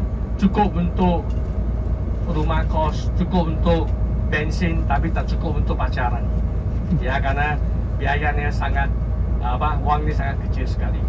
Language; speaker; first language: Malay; non-native, local second language; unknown